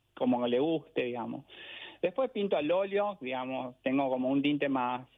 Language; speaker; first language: Spanish; native; Spanish